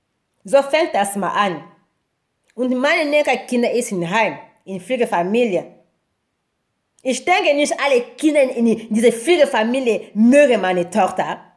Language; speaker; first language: German; non-native, learner; Lingala